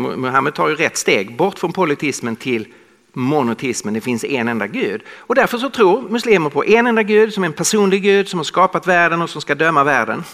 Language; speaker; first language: Swedish; native; Swedish